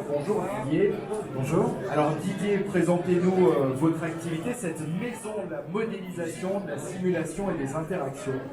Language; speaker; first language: French; native; French